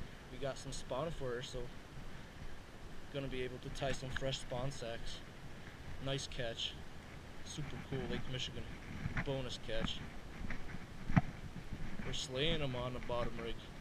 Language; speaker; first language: English; early bilingual, other home language; Polish